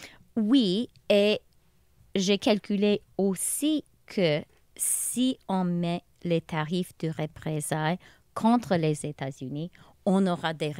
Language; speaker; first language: French; non-native, local second language; English